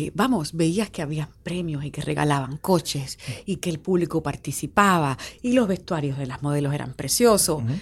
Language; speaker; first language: Spanish; native; Spanish